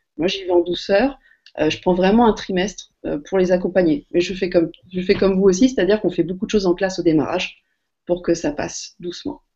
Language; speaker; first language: French; native; French